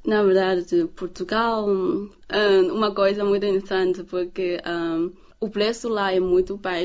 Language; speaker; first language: Portuguese; non-native, learner; Chinese